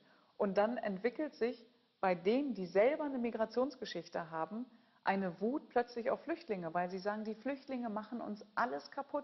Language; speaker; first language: German; early bilingual, other home language; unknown